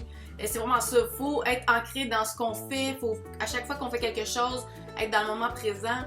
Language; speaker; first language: French; native; French